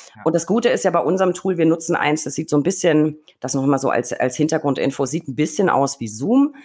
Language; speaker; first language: German; native; German